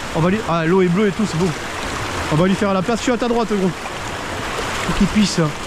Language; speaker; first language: French; native; French